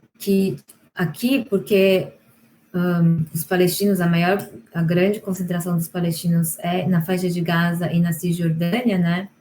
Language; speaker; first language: Portuguese; native; Portuguese